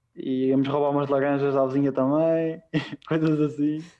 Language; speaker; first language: Portuguese; native; Portuguese